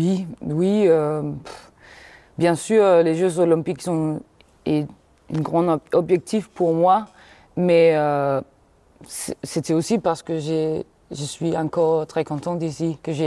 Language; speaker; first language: French; non-native, fluent; Danish